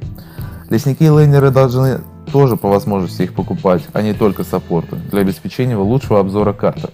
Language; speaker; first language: Russian; native; Russian